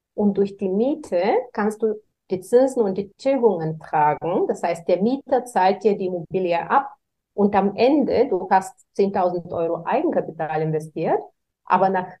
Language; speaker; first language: German; non-native, fluent; Bulgarian